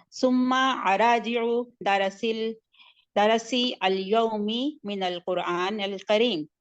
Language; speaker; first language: Arabic; non-native, learner; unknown